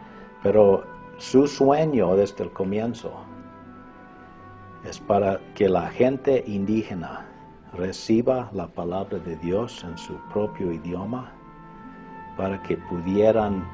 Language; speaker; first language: Spanish; non-native, fluent; English